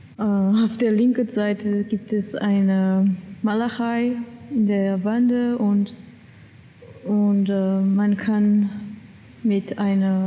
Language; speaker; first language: German; non-native, learner; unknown